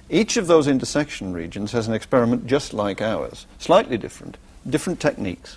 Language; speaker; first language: English; native; English